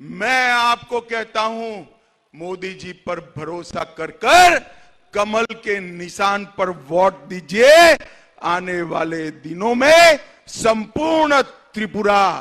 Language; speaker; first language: Hindi; non-native, local second language; Gujarati